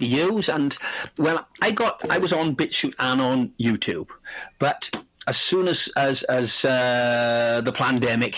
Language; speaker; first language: English; native; English